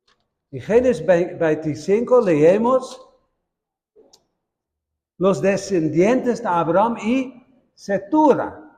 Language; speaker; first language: Spanish; non-native, fluent; Dutch